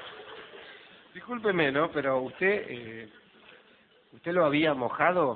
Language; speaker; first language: Spanish; native; Spanish